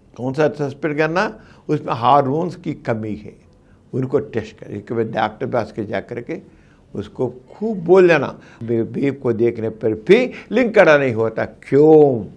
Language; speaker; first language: Hindi; non-native, local second language; Telugu